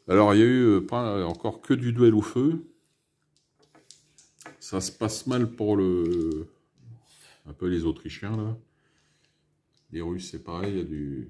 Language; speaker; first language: French; native; French